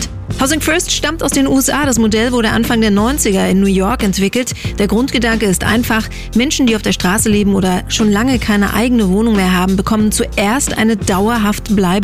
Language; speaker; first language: German; native; German